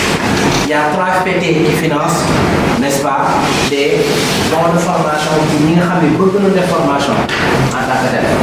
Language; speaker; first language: French; non-native, local second language; Wolof